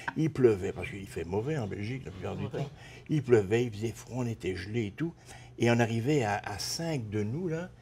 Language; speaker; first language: French; native; French